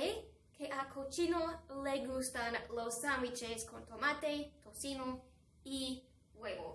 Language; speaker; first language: Spanish; non-native, fluent; English